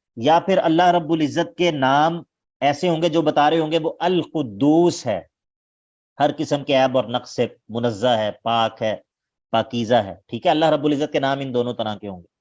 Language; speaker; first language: Urdu; native; Urdu